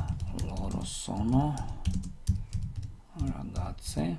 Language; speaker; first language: Italian; non-native, learner; Slovak